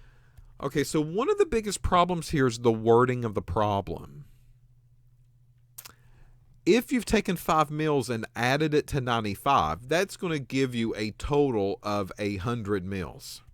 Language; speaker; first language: English; native; English